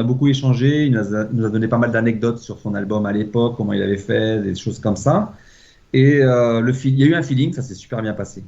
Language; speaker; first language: French; native; French